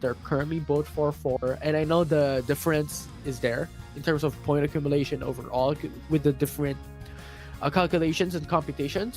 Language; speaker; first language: English; non-native, local second language; Filipino